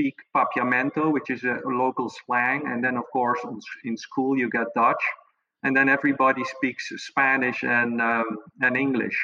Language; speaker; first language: English; non-native, fluent; Papiamento